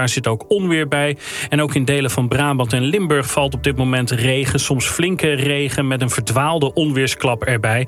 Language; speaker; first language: Dutch; native; Dutch